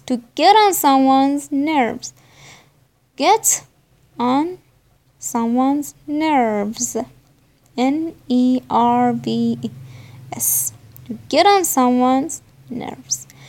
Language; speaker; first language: English; non-native, fluent; Persian